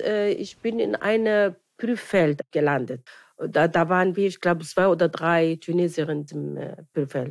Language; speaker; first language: German; non-native, fluent; Arabic